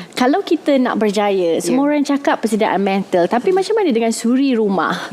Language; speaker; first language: Malay; native; Malay